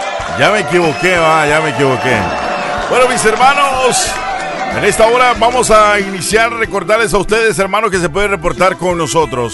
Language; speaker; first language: Spanish; native; Spanish